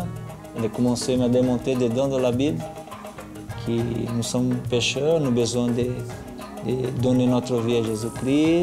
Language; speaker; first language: French; non-native, learner; Portuguese